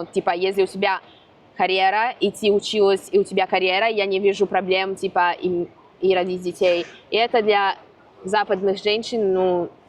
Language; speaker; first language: Russian; non-native, fluent; Italian